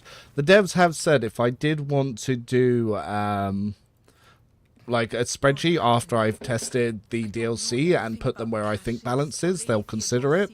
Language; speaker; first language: English; native; English